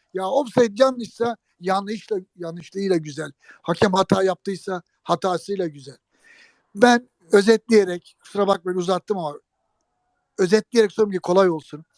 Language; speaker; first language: Turkish; native; Turkish